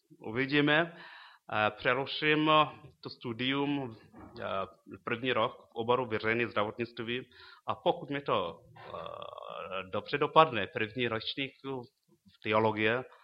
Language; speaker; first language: Czech; non-native, fluent; Luo (Kenya and Tanzania)